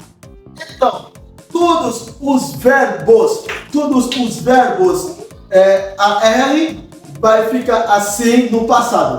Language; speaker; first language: Portuguese; non-native, fluent; Haitian Creole